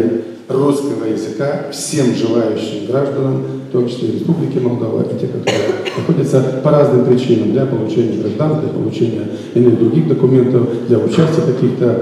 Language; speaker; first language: Russian; native; Russian